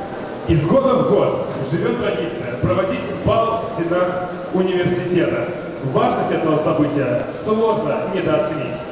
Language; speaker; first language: Russian; native; Russian